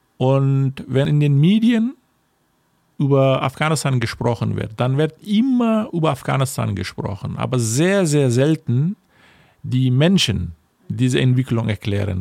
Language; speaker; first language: German; non-native, fluent; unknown